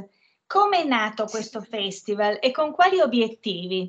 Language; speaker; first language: Italian; native; Italian